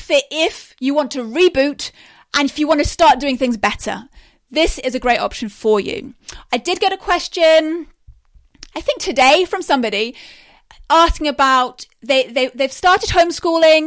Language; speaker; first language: English; native; English